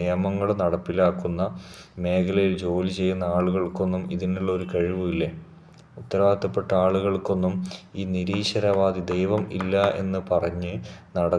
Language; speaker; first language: Malayalam; native; Malayalam